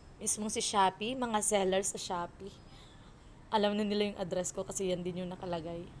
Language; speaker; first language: Filipino; non-native, local second language; Waray